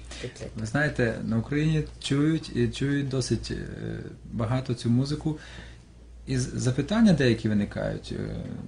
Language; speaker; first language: Ukrainian; native; Ukrainian